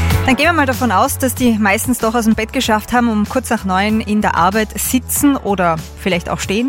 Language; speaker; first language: German; native; German